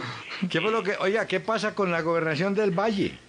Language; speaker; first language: Spanish; native; Spanish